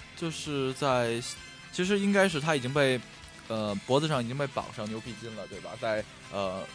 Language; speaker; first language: Chinese; native; Chinese